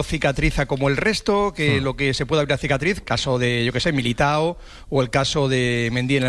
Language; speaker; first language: Spanish; native; Spanish